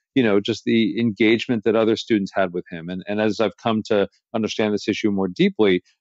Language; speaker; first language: English; native; English